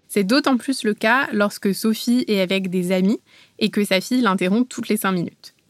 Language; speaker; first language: French; native; French